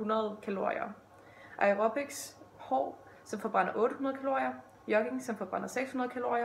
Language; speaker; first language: Danish; native; Danish